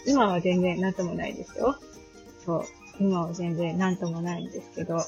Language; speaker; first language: Japanese; native; Japanese